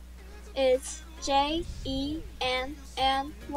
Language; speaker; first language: English; non-native, learner; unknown